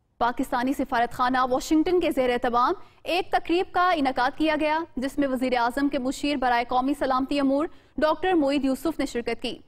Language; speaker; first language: Urdu; native; Urdu